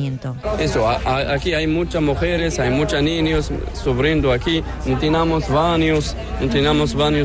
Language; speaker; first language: Spanish; non-native, learner; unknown